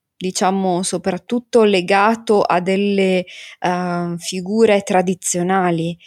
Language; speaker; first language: Italian; native; Italian